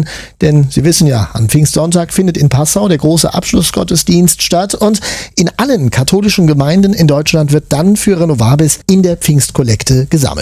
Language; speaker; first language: German; native; German